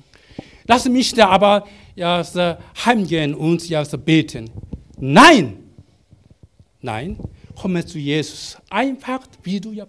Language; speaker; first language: German; non-native, learner; Korean